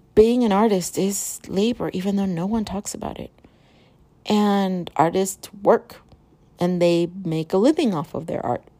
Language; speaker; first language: English; early bilingual, other home language; Spanish